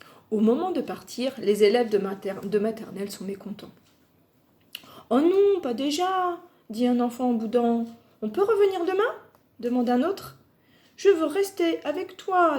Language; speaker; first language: French; native; French